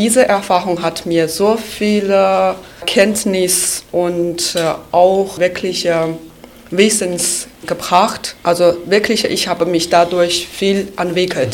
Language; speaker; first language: German; non-native, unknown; Chinese